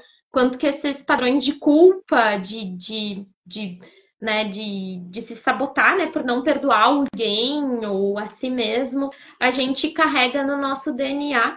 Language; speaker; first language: Portuguese; native; Portuguese